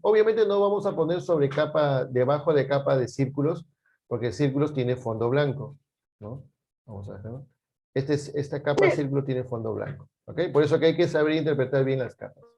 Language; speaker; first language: Spanish; native; Spanish